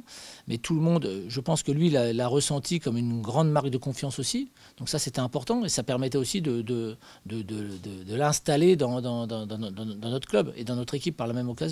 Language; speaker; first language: French; native; French